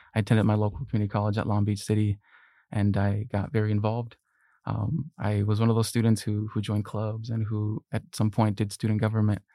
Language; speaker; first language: English; early bilingual, other home language; Spanish